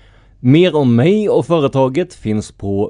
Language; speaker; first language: Swedish; native; Swedish